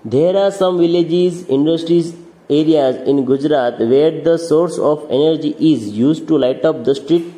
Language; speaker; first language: English; non-native, local second language; Gujarati